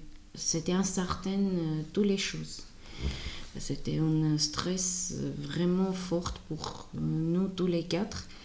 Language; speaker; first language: French; non-native, fluent; Armenian